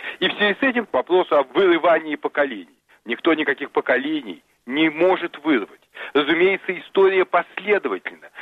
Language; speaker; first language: Russian; native; Russian